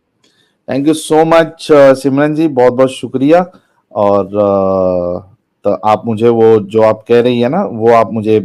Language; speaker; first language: Hindi; native; Hindi